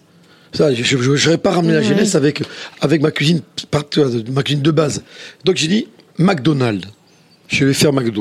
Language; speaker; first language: French; native; French